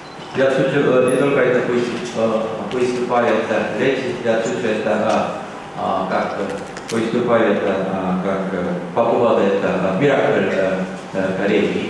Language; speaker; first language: Russian; non-native, learner; Korean